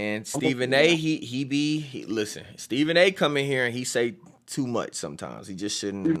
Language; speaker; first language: English; native; English